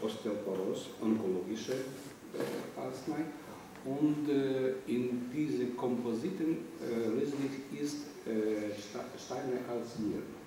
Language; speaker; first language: German; non-native, learner; Ukrainian